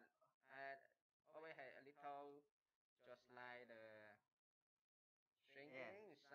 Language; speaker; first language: English; non-native, learner; Chinese